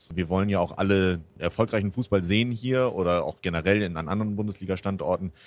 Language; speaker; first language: German; native; German